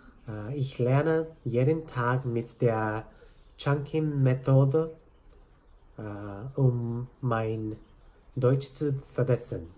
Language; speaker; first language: German; non-native, learner; Japanese